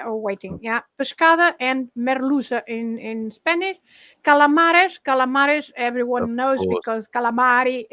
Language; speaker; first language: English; non-native, fluent; Portuguese